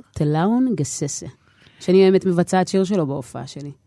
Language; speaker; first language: Hebrew; native; Hebrew